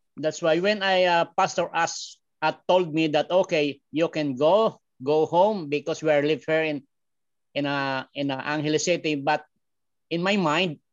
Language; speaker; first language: English; non-native, learner; Filipino